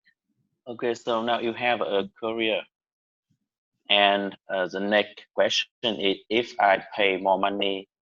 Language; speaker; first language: English; non-native, learner; Vietnamese